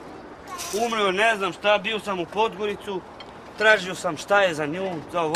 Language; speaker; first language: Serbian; non-native, local second language; Romany